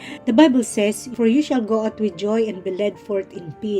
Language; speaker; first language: English; non-native, local second language; Filipino